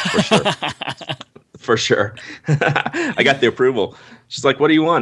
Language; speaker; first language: English; native; English